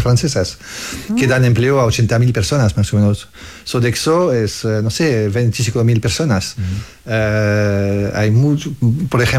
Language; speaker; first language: Spanish; non-native, fluent; French